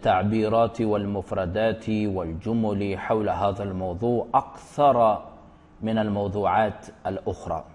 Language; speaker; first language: Arabic; non-native, fluent; Urdu